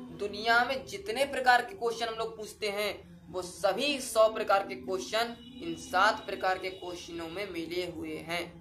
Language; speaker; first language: Hindi; native; Hindi